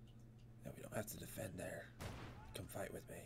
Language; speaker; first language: English; native; English